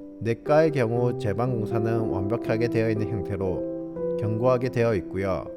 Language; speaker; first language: Korean; native; Korean